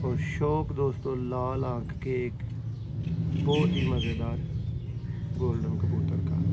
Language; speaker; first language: Hindi; non-native, local second language; Punjabi